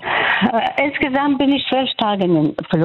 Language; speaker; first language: German; non-native, fluent; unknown